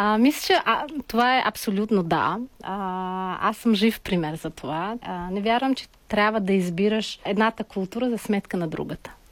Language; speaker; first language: Bulgarian; non-native, fluent; Tajik